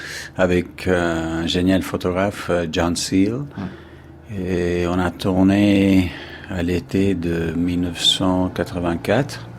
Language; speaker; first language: French; non-native, fluent; English